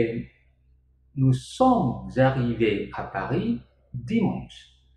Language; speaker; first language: French; non-native, fluent; Indonesian